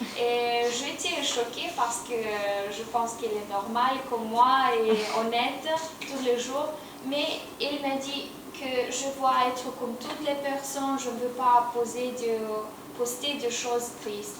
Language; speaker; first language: French; non-native, learner; Romanian